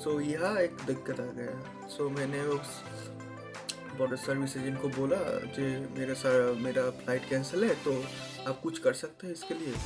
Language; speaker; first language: Hindi; non-native, local second language; Bangla